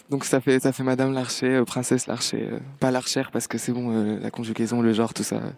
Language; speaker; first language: French; non-native, local second language; Arabic